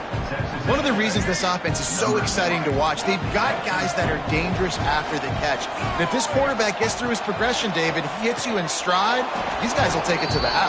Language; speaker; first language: English; native; English